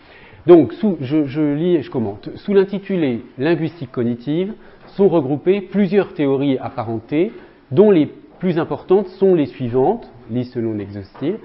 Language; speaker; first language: French; native; French